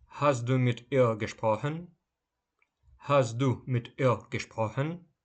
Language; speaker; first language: German; non-native, fluent; Ukrainian